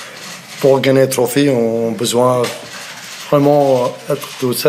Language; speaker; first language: French; non-native, learner; Arabic